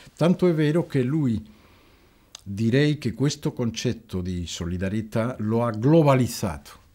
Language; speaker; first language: Italian; non-native, fluent; Spanish